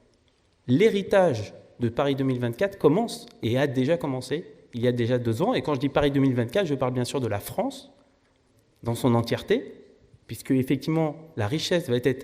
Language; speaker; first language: French; native; French